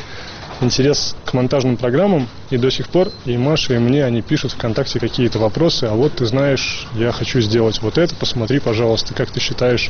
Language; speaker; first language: Russian; native; Russian